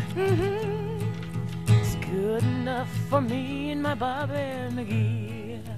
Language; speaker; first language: English; native; English